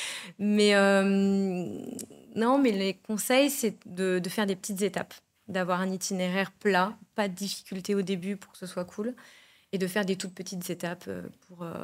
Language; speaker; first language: French; native; French